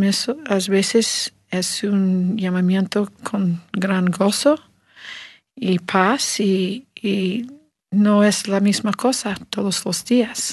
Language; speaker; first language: Spanish; non-native, learner; English